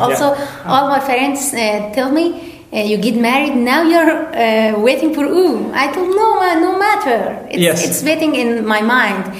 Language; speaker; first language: English; non-native, learner; Persian